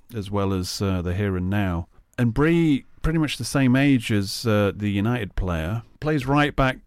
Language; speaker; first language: English; native; English